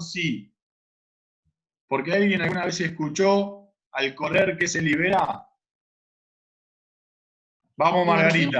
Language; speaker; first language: Spanish; native; Spanish